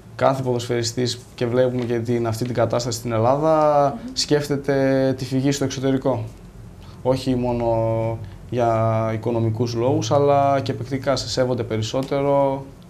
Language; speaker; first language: Greek; native; Greek